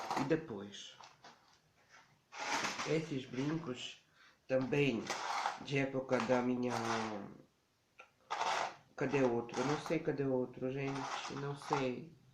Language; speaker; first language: Portuguese; non-native, learner; Ukrainian